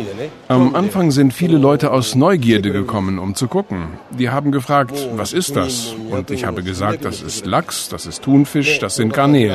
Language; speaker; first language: German; non-native, fluent; Japanese